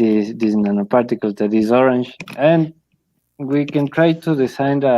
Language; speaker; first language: English; non-native, learner; Spanish